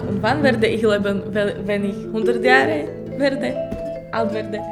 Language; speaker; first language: German; non-native, learner; Slovak